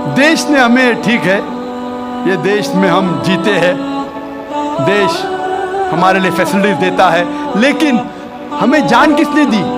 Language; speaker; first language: Hindi; non-native, local second language; Konkani